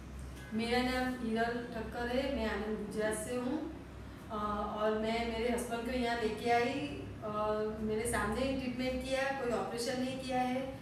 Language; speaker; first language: Hindi; non-native, local second language; Gujarati